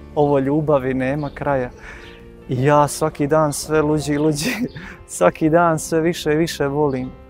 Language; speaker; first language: Croatian; native; Croatian